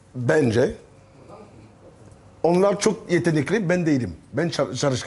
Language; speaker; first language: Turkish; non-native, learner; French